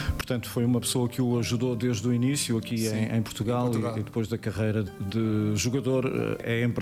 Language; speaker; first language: Portuguese; native; Portuguese